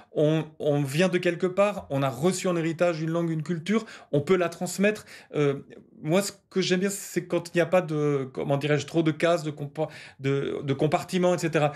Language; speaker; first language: French; native; French